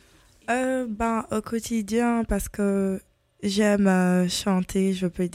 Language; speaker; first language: French; non-native, local second language; Mandingo